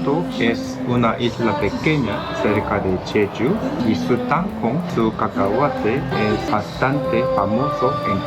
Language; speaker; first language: Spanish; non-native, fluent; Korean